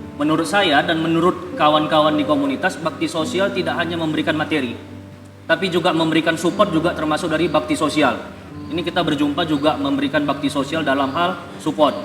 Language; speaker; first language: Indonesian; native; Indonesian